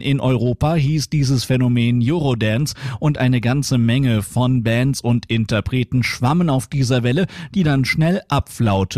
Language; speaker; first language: German; native; German